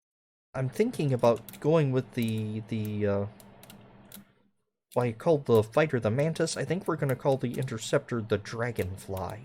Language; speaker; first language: English; native; English